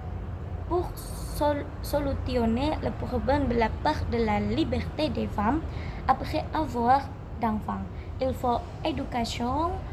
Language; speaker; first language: French; non-native, learner; Indonesian